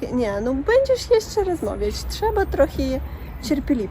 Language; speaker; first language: Polish; non-native, learner; Russian